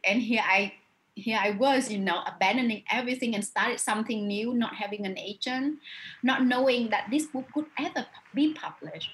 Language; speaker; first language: English; non-native, fluent; Vietnamese